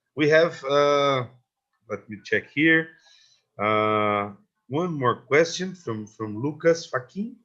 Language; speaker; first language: English; non-native, fluent; Portuguese